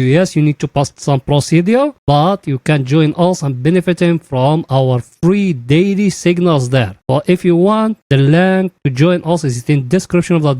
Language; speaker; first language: English; non-native, fluent; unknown